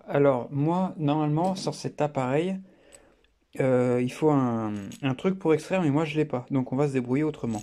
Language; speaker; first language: French; native; French